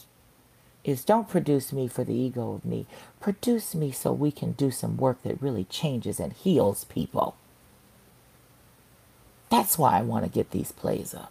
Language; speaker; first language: English; native; English